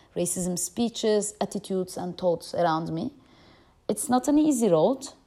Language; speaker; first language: English; non-native, fluent; Turkish